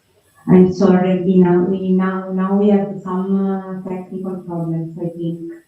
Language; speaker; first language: English; non-native, fluent; Italian